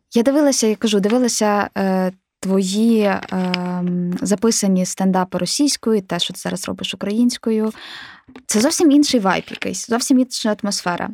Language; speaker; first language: Ukrainian; native; Ukrainian